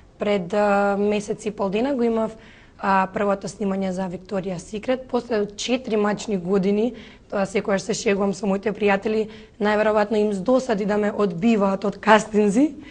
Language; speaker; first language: Macedonian; native; Macedonian